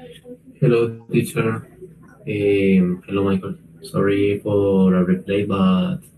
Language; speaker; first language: English; non-native, learner; Spanish